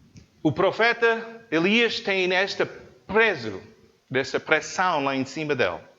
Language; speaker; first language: Portuguese; non-native, learner; English